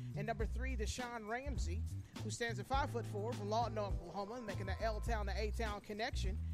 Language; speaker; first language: English; native; English